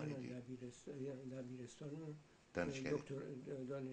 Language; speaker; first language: Persian; early bilingual, heritage; Persian